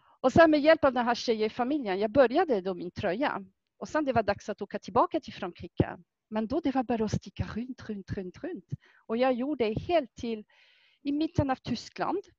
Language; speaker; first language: Swedish; non-native, fluent; French